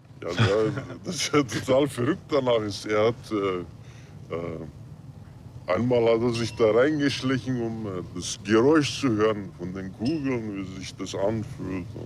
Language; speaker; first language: German; non-native, learner; Turkish